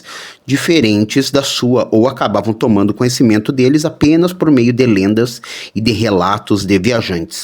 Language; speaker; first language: Portuguese; native; Portuguese